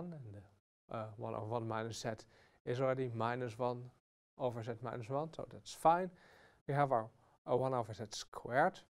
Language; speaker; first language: English; non-native, fluent; Dutch